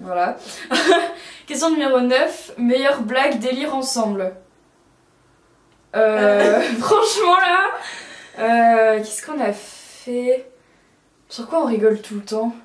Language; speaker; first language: French; native; French